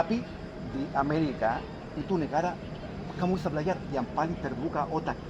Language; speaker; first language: Indonesian; non-native, fluent; Spanish